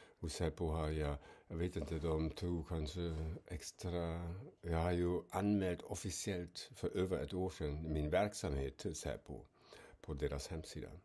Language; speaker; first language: Swedish; non-native, fluent; German